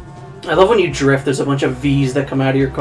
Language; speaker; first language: English; native; English